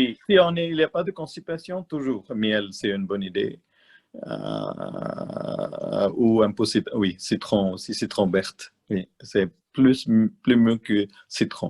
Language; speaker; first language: French; non-native, learner; Malayalam